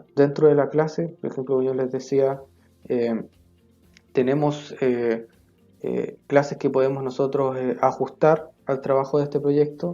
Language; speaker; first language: Spanish; native; Spanish